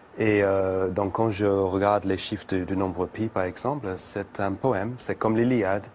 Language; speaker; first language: French; non-native, fluent; English